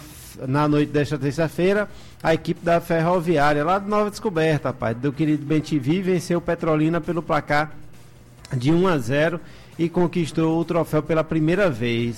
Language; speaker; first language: Portuguese; native; Portuguese